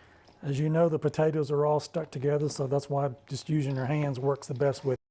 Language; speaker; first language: English; native; English